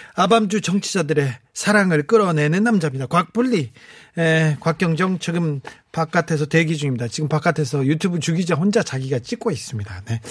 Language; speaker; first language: Korean; native; Korean